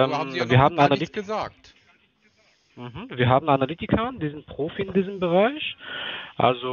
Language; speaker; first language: German; non-native, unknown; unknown